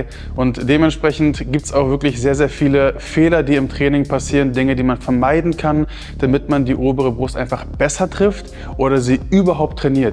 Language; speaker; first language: German; native; German